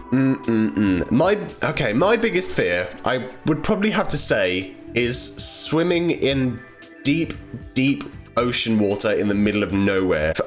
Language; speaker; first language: English; native; English